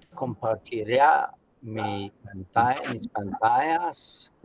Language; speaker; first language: Spanish; non-native, learner; English